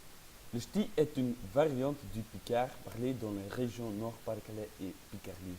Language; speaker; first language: French; non-native, learner; Dutch